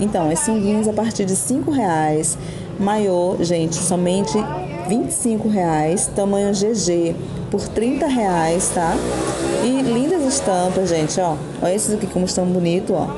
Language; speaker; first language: Portuguese; native; Portuguese